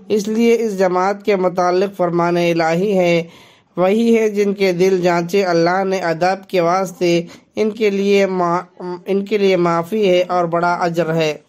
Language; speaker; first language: Hindi; native; Hindi